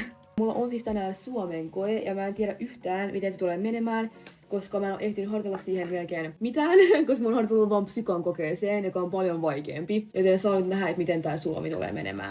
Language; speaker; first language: Finnish; native; Finnish